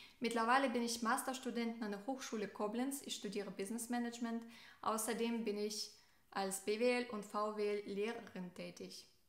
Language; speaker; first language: German; non-native, fluent; Russian